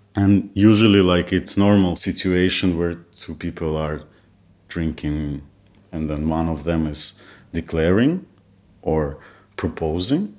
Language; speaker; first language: English; non-native, fluent; Kazakh